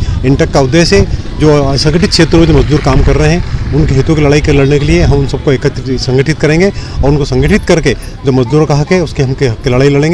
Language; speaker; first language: Hindi; native; Hindi